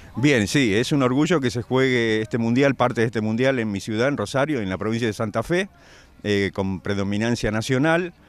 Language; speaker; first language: Spanish; native; Spanish